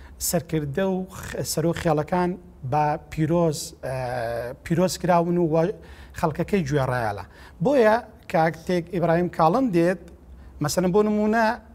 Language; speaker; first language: Central Kurdish; native; Central Kurdish